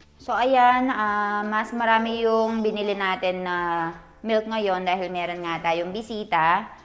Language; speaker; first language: Filipino; native; Filipino